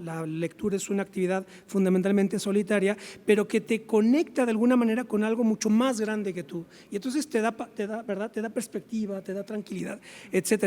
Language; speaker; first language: Spanish; native; Spanish